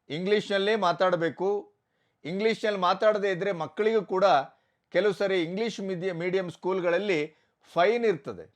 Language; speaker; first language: Kannada; native; Kannada